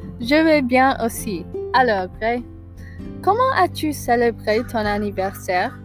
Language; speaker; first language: French; non-native, learner; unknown